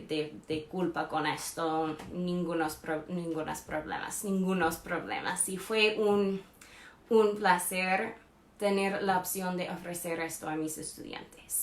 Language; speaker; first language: Spanish; non-native, fluent; English